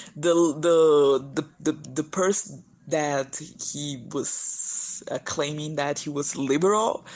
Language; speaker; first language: English; non-native, fluent; Portuguese